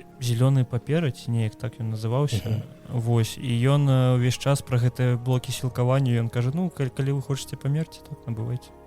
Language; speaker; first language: Belarusian; native; Belarusian